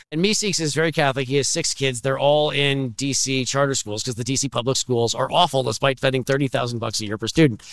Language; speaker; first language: English; native; English